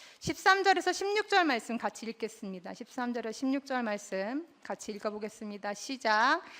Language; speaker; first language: Korean; native; Korean